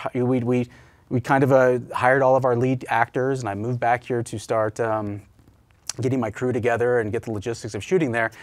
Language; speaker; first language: English; native; English